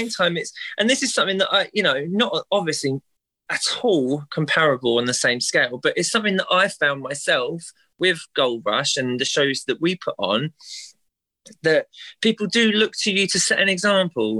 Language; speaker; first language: English; native; English